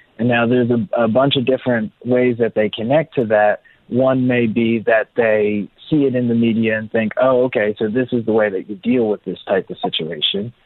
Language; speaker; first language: English; native; English